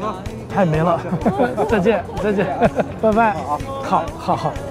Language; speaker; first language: Chinese; non-native, fluent; Arabic